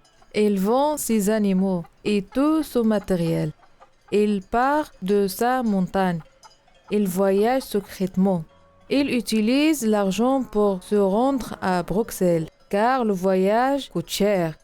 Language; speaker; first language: French; non-native, learner; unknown